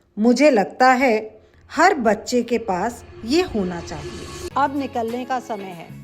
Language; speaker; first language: Hindi; non-native, local second language; Bangla